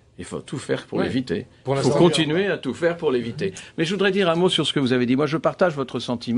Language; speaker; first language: French; native; French